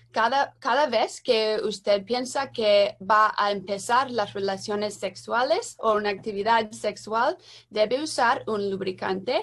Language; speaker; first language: Spanish; non-native, learner; English